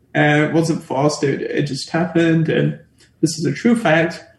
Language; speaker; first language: English; native; English